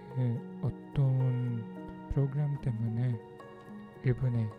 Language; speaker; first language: Korean; non-native, learner; Filipino